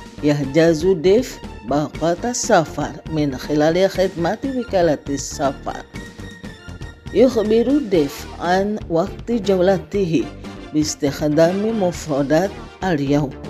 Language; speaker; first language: Arabic; non-native, fluent; Indonesian